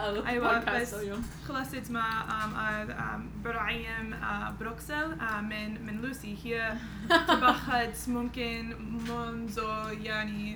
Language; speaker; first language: Arabic; non-native, learner; English